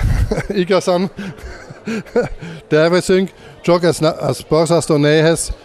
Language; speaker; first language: Hungarian; non-native, learner; German